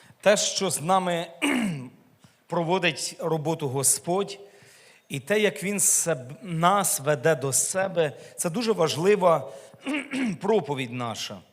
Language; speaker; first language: Ukrainian; native; Ukrainian